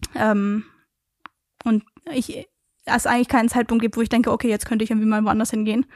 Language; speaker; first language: German; native; German